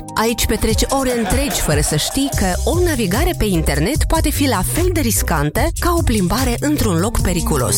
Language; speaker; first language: Romanian; native; Romanian